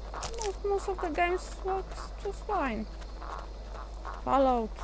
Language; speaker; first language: English; non-native, fluent; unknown